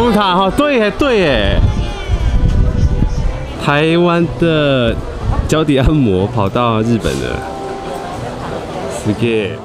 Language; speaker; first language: Chinese; native; Chinese